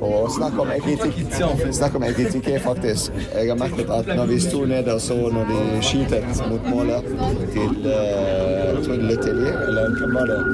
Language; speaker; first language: Norwegian; non-native, fluent; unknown